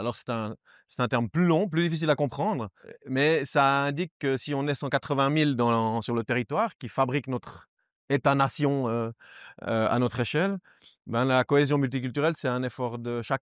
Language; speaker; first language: French; native; French